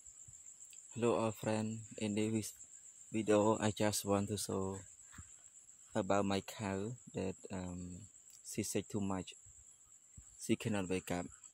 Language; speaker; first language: English; non-native, learner; Khmer